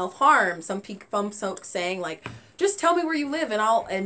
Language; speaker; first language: English; native; English